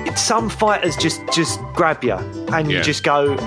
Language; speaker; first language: English; native; English